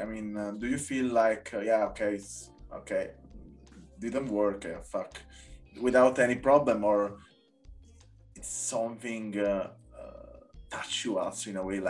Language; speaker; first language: English; non-native, learner; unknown